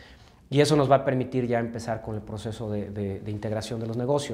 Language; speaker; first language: Spanish; native; Spanish